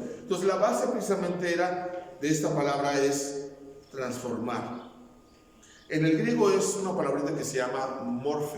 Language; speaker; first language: Spanish; native; Spanish